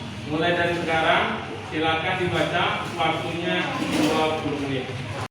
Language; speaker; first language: Indonesian; native; Indonesian